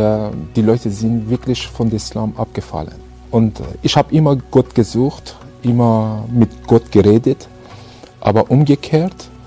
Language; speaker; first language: German; non-native, fluent; Persian